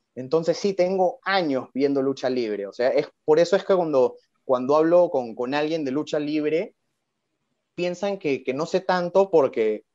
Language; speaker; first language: Spanish; native; Spanish